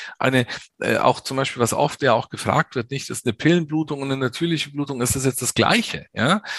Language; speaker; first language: German; early bilingual, other home language; Italian